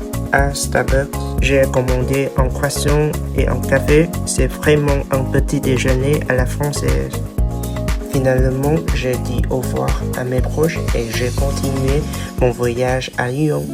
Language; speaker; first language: French; non-native, fluent; Vietnamese